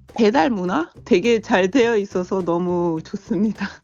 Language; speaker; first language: Korean; non-native, fluent; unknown